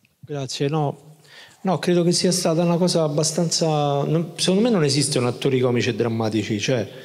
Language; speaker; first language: Italian; native; Italian